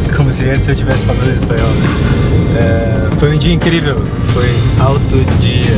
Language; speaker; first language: Spanish; non-native, learner; Portuguese